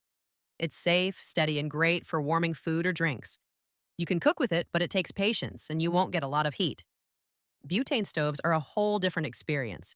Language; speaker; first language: English; native; English